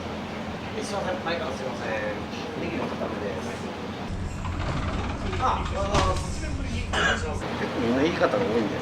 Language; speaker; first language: Japanese; native; Japanese